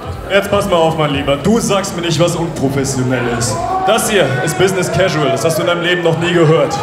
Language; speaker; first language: German; native; German